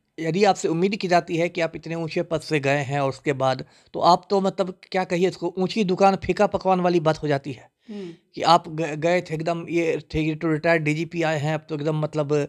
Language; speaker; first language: Hindi; native; Hindi